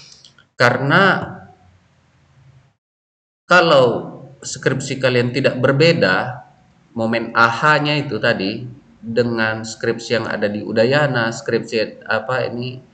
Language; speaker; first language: Indonesian; native; Indonesian